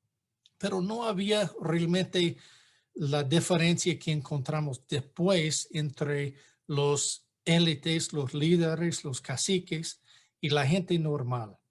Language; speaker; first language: Spanish; non-native, fluent; English